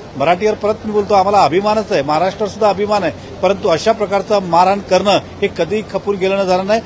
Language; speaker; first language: Marathi; non-native, local second language; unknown